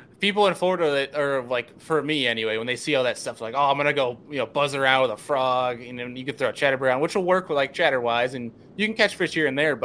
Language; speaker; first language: English; native; English